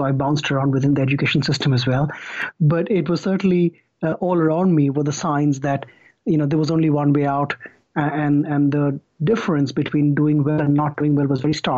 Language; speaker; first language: English; non-native, local second language; Bangla